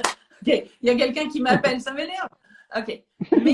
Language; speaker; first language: French; native; French